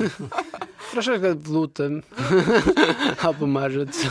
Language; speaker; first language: Polish; non-native, learner; Portuguese